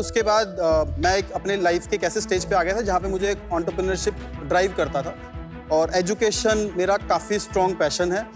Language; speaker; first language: Hindi; native; Hindi